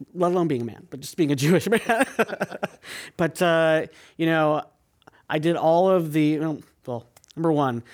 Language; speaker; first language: English; native; English